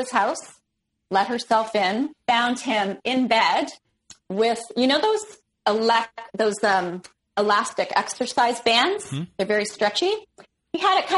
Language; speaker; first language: English; native; English